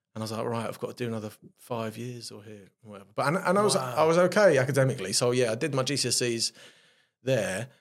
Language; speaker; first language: English; native; English